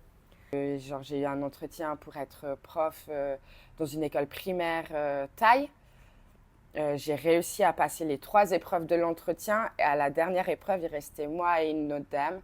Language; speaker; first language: French; native; French